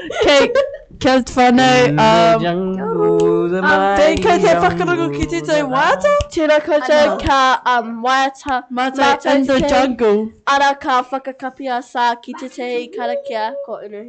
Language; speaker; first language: Māori; non-native, local second language; English